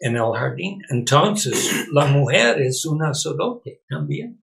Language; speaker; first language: Spanish; non-native, learner; English